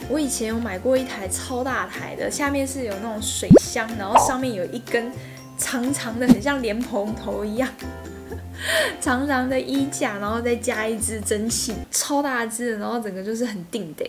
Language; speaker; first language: Chinese; native; Chinese